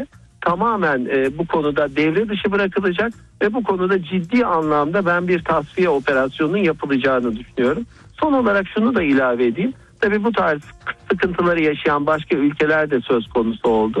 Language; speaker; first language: Turkish; native; Turkish